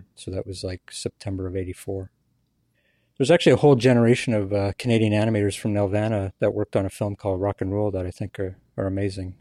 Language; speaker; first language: English; native; English